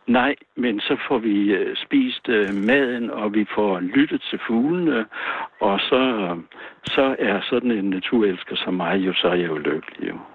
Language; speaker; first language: Danish; native; Danish